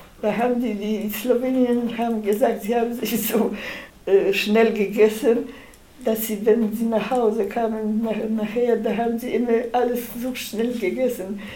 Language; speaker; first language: German; non-native, learner; Polish